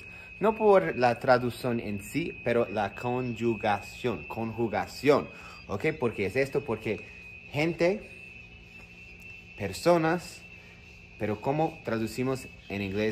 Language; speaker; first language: Spanish; non-native, fluent; English